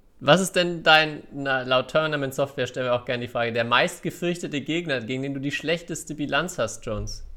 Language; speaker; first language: German; native; German